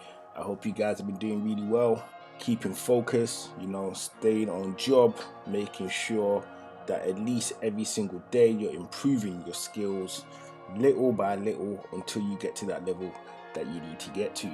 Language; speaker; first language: English; native; English